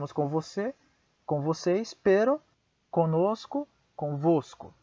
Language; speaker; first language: Portuguese; non-native, fluent; Spanish